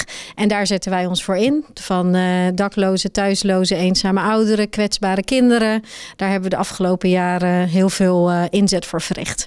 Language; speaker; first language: Dutch; native; Dutch